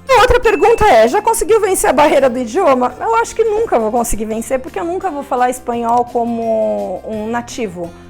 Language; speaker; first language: Portuguese; native; Portuguese